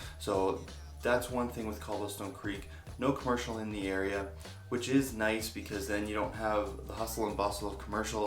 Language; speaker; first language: English; native; English